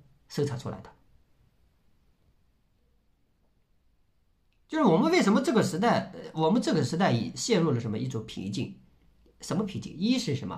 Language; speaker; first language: Chinese; native; Chinese